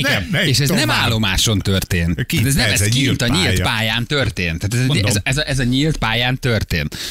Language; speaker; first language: Hungarian; native; Hungarian